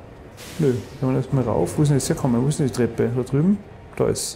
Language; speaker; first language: German; native; German